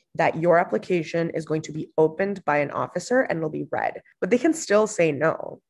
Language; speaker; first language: English; non-native, fluent; Spanish